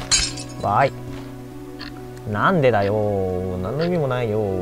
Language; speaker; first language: Japanese; native; Japanese